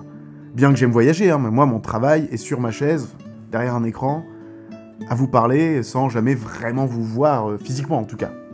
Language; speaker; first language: French; native; French